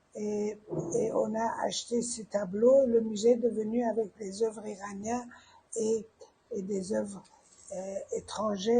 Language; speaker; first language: French; non-native, fluent; Persian